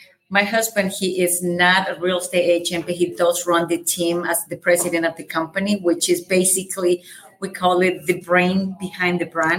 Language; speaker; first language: English; non-native, fluent; Spanish